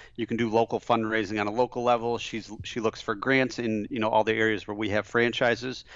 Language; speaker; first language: English; native; English